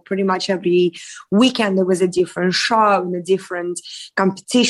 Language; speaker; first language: English; non-native, fluent; Russian